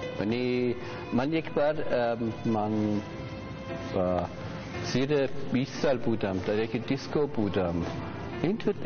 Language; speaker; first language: Persian; non-native, learner; German